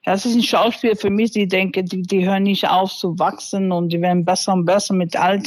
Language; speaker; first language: German; non-native, fluent; English